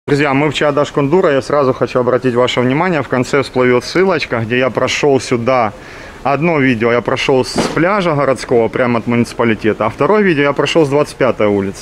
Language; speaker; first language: Russian; native; Russian